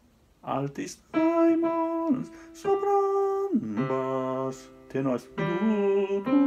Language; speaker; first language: German; non-native, fluent; Japanese